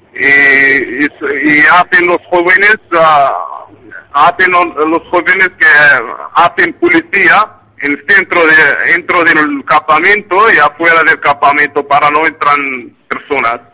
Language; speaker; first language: Spanish; non-native, learner; Arabic